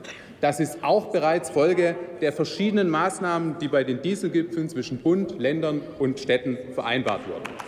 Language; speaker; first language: German; native; German